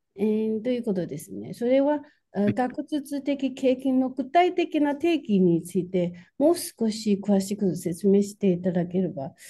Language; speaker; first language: Japanese; non-native, fluent; Chinese